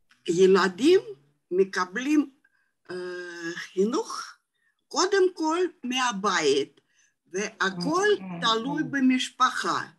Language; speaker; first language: Hebrew; non-native, fluent; Russian